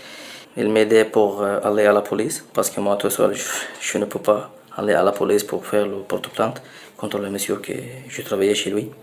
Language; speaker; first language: French; non-native, learner; Arabic